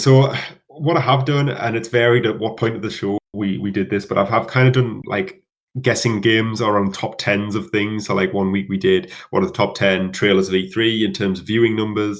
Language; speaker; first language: English; native; English